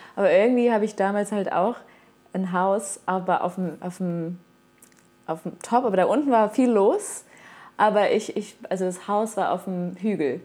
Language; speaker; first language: German; native; German